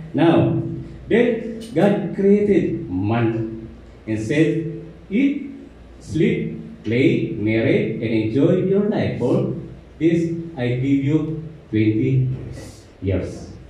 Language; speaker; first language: English; non-native, local second language; Filipino